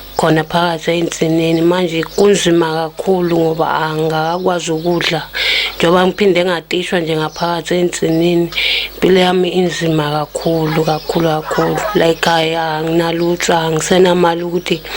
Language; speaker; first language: Zulu; native; Zulu